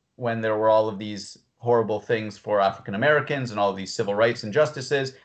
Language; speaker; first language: English; native; English